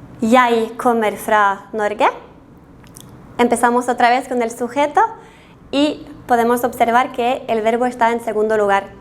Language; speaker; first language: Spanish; non-native, fluent; Norwegian